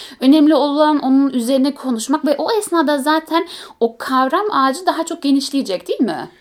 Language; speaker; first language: Turkish; early bilingual, heritage; Turkish